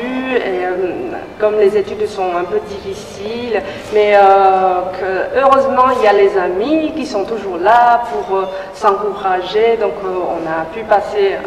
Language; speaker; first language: French; non-native, fluent; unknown